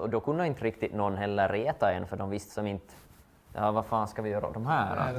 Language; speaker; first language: Swedish; native; Swedish